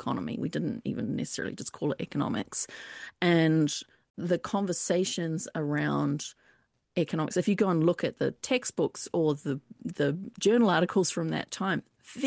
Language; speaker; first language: English; native; English